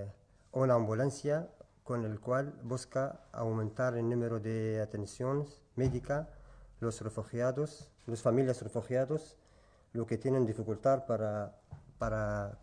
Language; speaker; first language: Spanish; non-native, learner; Kurdish